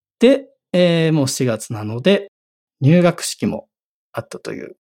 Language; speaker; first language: Japanese; native; Japanese